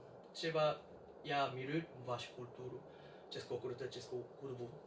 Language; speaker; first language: Czech; non-native, learner; Japanese